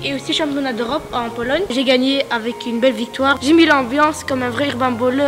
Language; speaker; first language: French; native; French